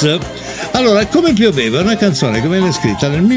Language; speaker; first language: Italian; native; Italian